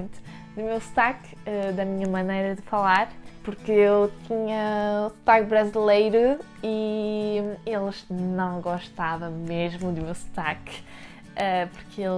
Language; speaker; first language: Portuguese; early bilingual, heritage; French